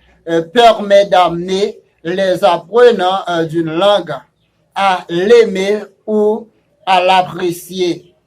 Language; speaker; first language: French; non-native, fluent; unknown